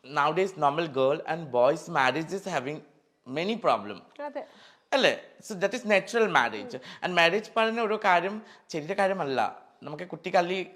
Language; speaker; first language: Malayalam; non-native, learner; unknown